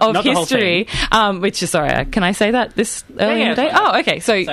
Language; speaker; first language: English; native; English